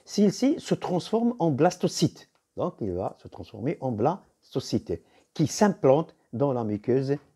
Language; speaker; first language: French; non-native, local second language; Arabic